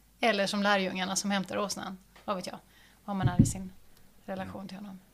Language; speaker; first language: Swedish; native; Swedish